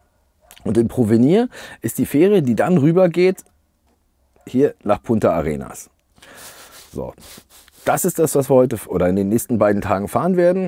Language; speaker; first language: German; native; German